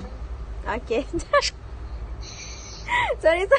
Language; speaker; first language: Malay; native; Malay